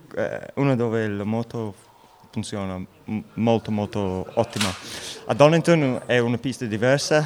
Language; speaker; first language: Italian; non-native, learner; English